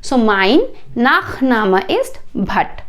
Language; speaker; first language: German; non-native, fluent; Hindi